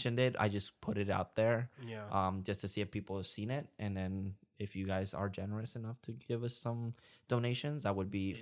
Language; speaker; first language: English; non-native, fluent; Spanish